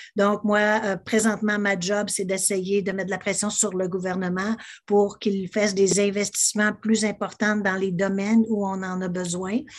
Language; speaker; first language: French; native; French